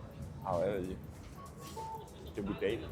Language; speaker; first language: French; native; French